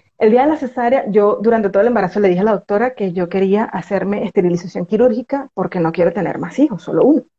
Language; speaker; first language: Spanish; native; Spanish